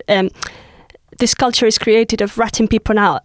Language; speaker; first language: English; non-native, fluent; Spanish